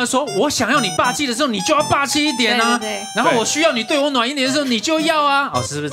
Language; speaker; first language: Chinese; native; Chinese